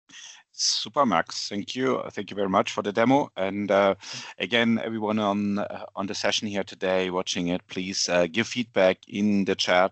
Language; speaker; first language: English; non-native, fluent; German